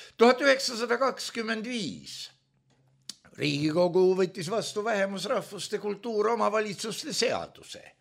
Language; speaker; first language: Estonian; native; Estonian